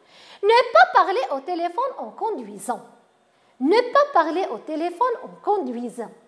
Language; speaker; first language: French; non-native, local second language; Arabic